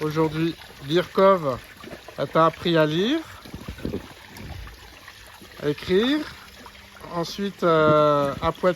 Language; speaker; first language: French; native; French